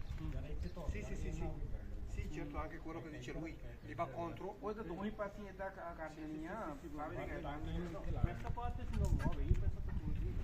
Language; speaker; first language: Italian; non-native, fluent; Punjabi